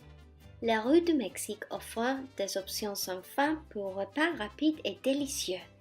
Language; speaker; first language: French; non-native, learner; Spanish